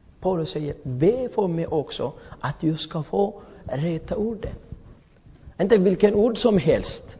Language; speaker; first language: Swedish; non-native, fluent; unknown